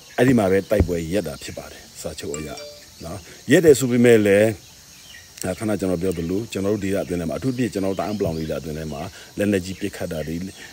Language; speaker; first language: Burmese; non-native, local second language; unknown